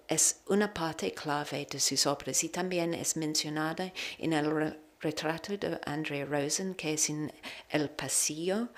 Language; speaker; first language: Spanish; non-native, learner; English